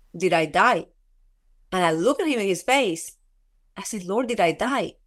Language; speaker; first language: English; non-native, fluent; Spanish